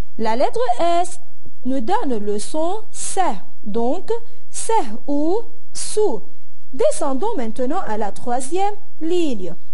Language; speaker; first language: French; non-native, local second language; Arabic